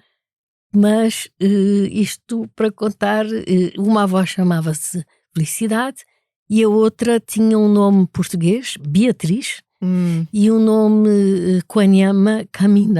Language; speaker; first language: Portuguese; native; Portuguese